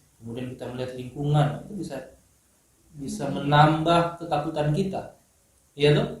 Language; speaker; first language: Indonesian; native; Indonesian